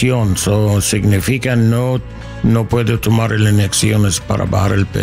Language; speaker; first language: Spanish; non-native, learner; English